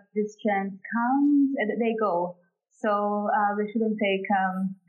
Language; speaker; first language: English; non-native, fluent; Portuguese